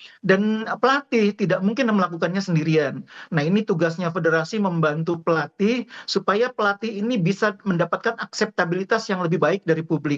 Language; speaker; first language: Indonesian; native; Indonesian